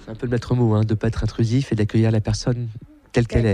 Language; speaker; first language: French; native; French